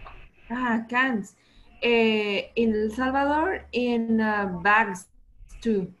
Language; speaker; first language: English; non-native, learner; Spanish